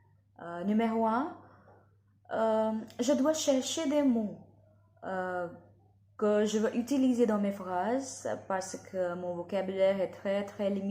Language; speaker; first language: French; non-native, learner; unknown